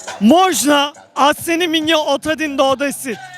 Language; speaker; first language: Russian; non-native, learner; Turkish